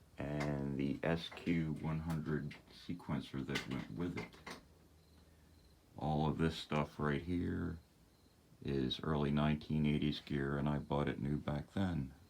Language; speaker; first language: English; native; English